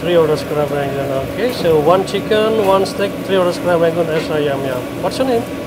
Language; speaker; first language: English; non-native, fluent; Indonesian